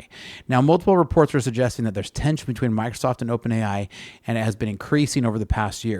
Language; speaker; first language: English; native; English